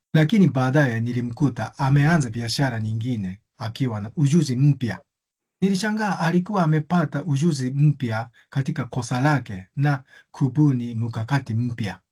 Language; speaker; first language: Swahili; non-native, fluent; Japanese